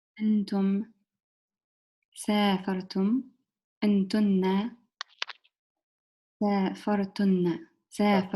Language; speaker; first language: Arabic; non-native, learner; English